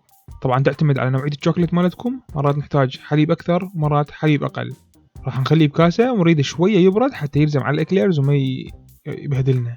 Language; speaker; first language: Arabic; native; Arabic